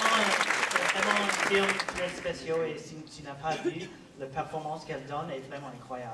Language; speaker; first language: French; non-native, fluent; English